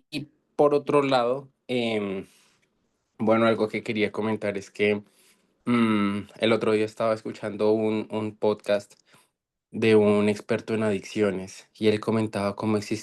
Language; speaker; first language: Spanish; native; Spanish